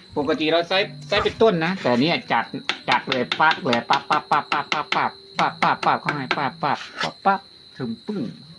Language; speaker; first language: Thai; native; Thai